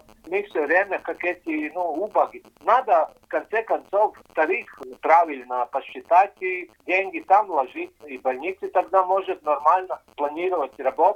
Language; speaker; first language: Russian; non-native, local second language; Latvian